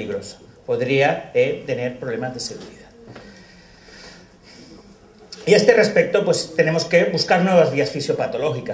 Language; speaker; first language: Spanish; native; Spanish